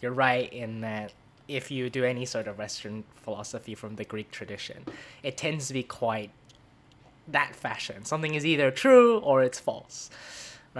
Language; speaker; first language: English; non-native, local second language; Cantonese